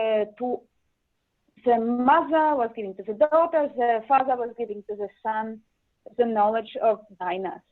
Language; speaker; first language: English; non-native, learner; Latvian